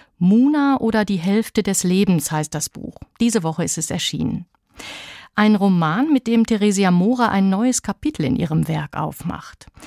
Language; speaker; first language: German; native; German